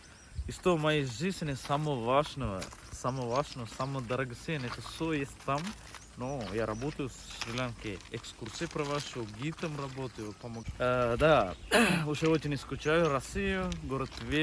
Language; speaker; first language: Russian; non-native, learner; Sinhala